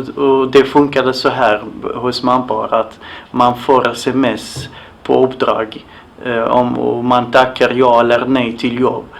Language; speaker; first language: Swedish; non-native, fluent; Arabic